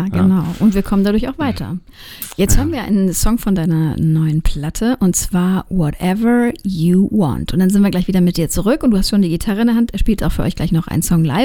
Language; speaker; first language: German; native; German